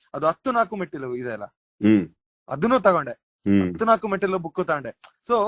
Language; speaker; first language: Kannada; native; Kannada